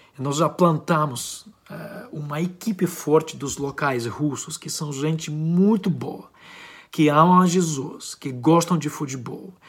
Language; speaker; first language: Portuguese; non-native, fluent; Ukrainian